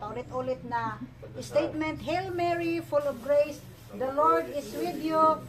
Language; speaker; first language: English; non-native, local second language; Filipino